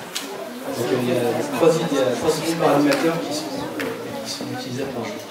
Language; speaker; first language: French; native; French